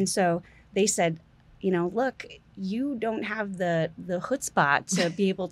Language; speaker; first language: English; native; English